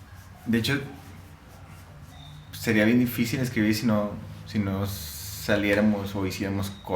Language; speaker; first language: Spanish; native; Spanish